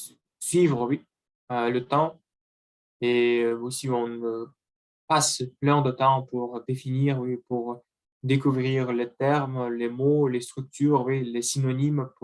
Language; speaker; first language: French; non-native, learner; Russian